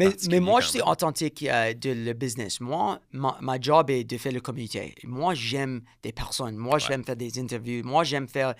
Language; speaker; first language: French; non-native, learner; English